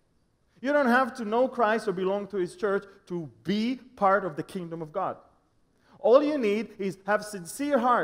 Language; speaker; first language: English; non-native, fluent; Hebrew